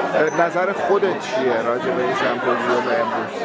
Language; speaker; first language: Persian; native; Persian